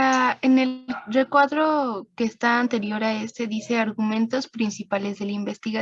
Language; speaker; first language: Spanish; native; Spanish